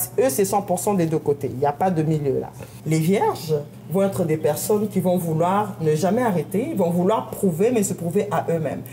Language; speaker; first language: French; native; French